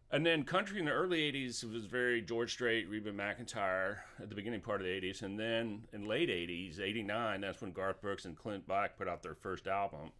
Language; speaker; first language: English; native; English